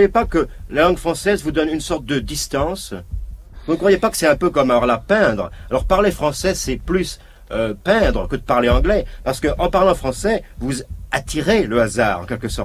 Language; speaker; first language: French; native; French